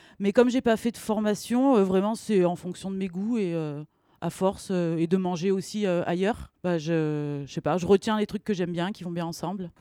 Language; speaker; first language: French; native; French